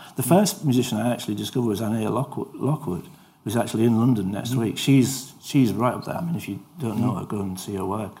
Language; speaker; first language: English; native; English